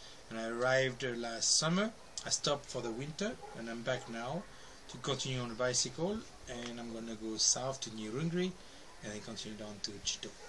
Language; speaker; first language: English; native; English